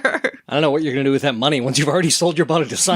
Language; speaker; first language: English; native; English